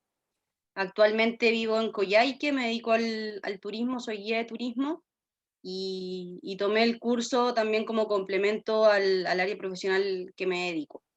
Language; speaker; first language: Spanish; native; Spanish